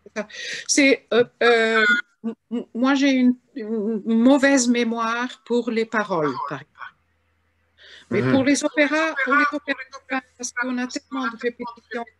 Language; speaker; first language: French; non-native, fluent; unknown